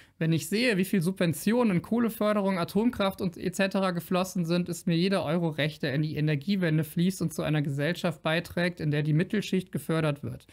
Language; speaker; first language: German; native; German